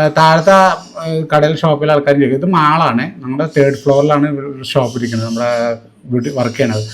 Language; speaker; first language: Malayalam; native; Malayalam